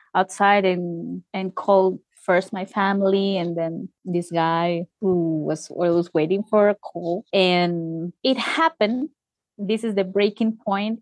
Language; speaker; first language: English; non-native, fluent; Spanish